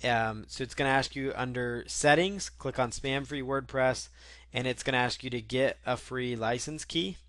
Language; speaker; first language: English; native; English